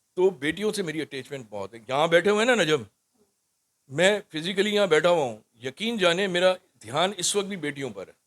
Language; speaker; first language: Urdu; non-native, local second language; Sindhi